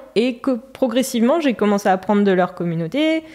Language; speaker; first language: French; native; French